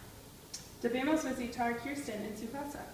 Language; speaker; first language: Spanish; non-native, learner; English